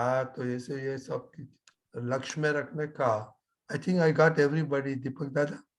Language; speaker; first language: Hindi; non-native, local second language; Gujarati